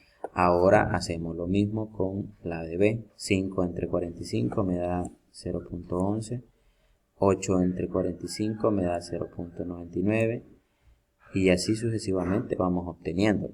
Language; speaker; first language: Spanish; native; Spanish